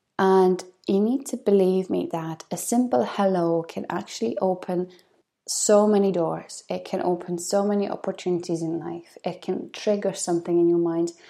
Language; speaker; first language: English; non-native, fluent; Polish